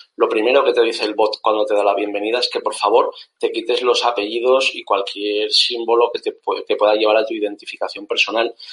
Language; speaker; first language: Spanish; native; Spanish